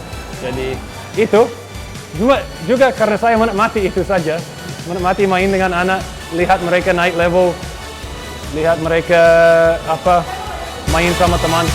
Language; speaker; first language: Indonesian; non-native, fluent; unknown